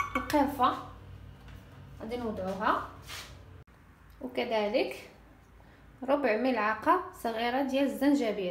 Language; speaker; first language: Arabic; native; Arabic